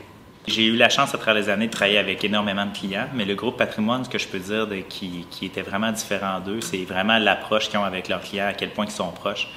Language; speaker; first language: French; native; French